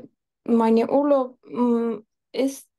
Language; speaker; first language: German; non-native, learner; Turkish